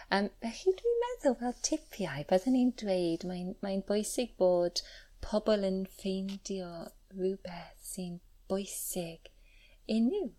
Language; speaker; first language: Welsh; non-native, fluent; English